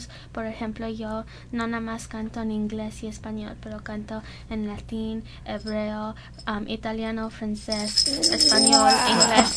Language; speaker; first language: Spanish; early bilingual, heritage; Spanish